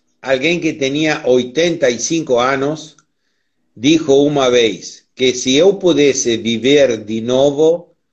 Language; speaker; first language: Portuguese; non-native, learner; Spanish